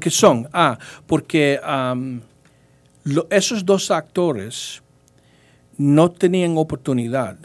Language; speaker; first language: Spanish; early bilingual, heritage; English